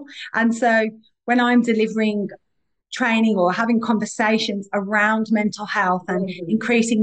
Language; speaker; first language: English; native; English